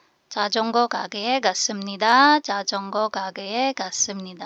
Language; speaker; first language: Korean; non-native, fluent; Filipino